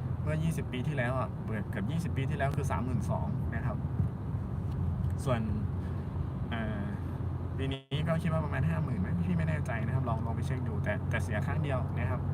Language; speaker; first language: Thai; native; Thai